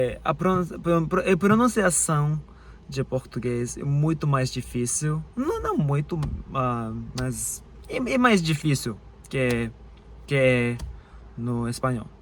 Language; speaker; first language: Portuguese; non-native, learner; English